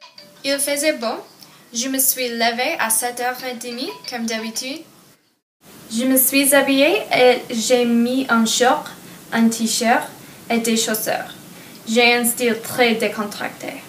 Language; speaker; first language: French; non-native, learner; English